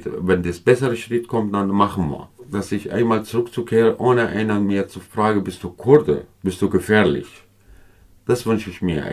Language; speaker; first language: German; non-native, fluent; Kurdish